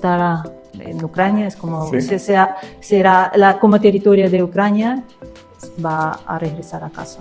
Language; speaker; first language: Spanish; non-native, learner; Russian